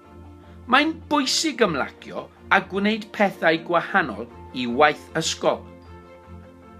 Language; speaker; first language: Welsh; non-native, local second language; English